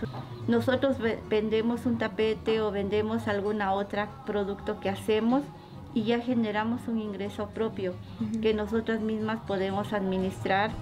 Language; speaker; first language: Spanish; non-native, local second language; Zapotec